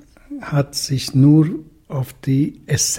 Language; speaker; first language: German; non-native, fluent; Hungarian